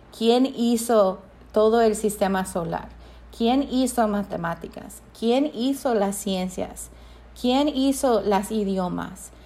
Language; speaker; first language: Spanish; non-native, fluent; English